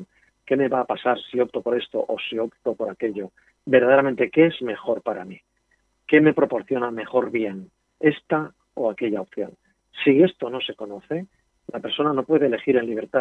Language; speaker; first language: Spanish; native; Spanish